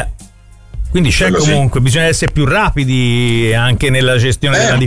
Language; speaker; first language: Italian; native; Italian